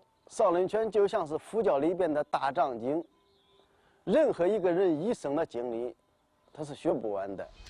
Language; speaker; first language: Chinese; native; Chinese